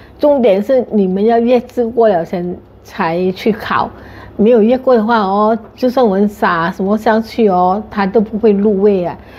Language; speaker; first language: Chinese; native; Chinese